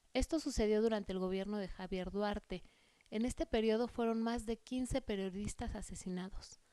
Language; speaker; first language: Spanish; native; Spanish